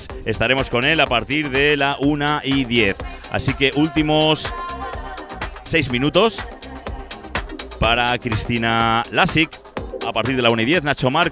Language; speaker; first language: Spanish; native; Spanish